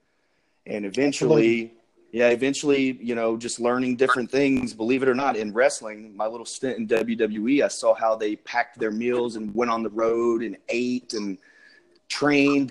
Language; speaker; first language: English; native; English